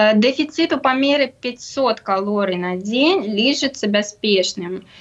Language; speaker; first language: Belarusian; non-native, local second language; Russian